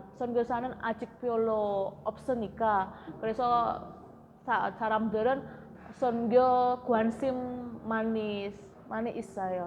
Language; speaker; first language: Korean; non-native, learner; Indonesian